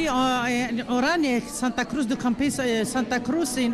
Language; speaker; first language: Spanish; non-native, learner; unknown